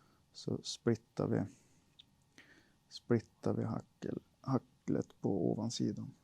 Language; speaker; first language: Swedish; native; Swedish